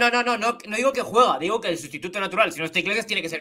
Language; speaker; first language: Spanish; native; Spanish